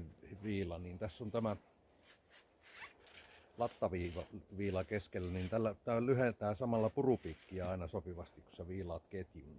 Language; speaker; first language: Finnish; native; Finnish